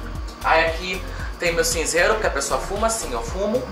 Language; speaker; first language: Portuguese; native; Portuguese